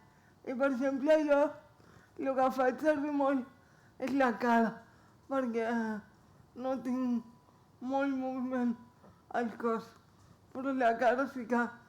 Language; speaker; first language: Catalan; non-native, local second language; Spanish